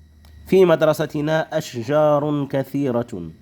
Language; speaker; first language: Arabic; non-native, fluent; Indonesian